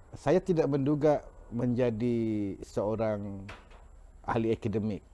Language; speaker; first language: Malay; non-native, local second language; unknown